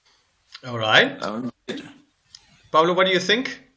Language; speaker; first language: English; non-native, fluent; Spanish